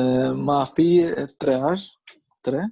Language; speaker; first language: French; non-native, learner; Albanian